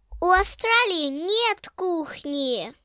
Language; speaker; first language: Russian; early bilingual, heritage; Russian